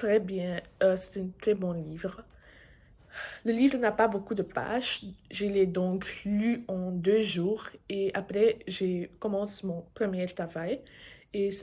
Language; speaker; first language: French; non-native, learner; English